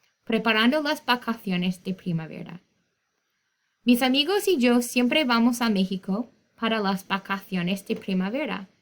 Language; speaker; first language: Spanish; non-native, fluent; English